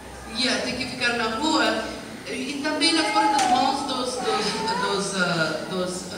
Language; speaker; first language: Portuguese; non-native, learner; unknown